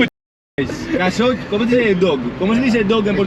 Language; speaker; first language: Spanish; non-native, learner; English